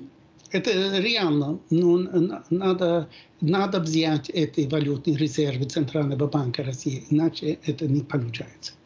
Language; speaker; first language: Russian; non-native, fluent; Swedish